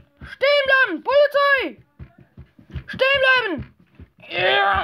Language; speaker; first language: German; non-native, learner; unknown